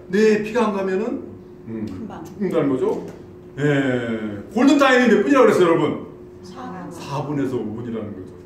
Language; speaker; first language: Korean; native; Korean